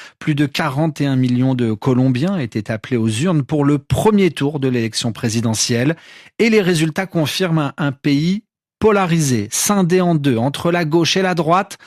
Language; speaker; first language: French; native; French